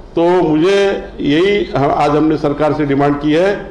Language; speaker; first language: Hindi; non-native, local second language; Marathi